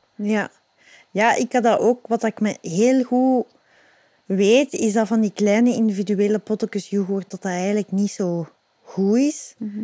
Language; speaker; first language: Dutch; native; Dutch